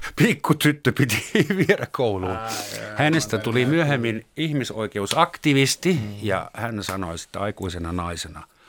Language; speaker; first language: Finnish; non-native, fluent; German